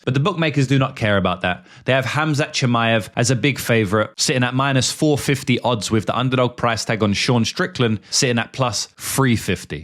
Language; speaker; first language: English; native; English